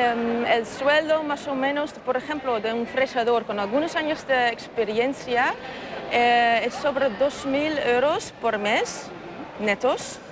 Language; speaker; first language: Spanish; non-native, fluent; Dutch